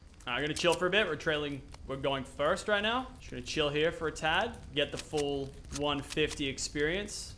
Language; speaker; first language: English; native; English